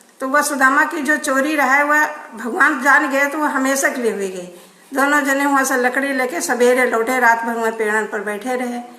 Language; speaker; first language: Hindi; native; Hindi